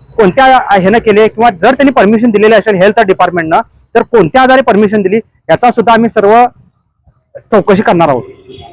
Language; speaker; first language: Marathi; native; Marathi